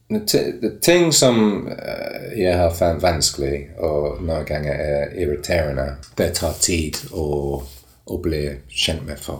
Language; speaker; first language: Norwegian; non-native, learner; English